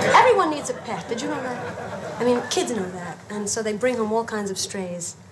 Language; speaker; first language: English; native; English